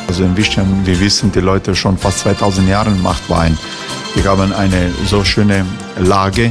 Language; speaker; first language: German; non-native, fluent; Croatian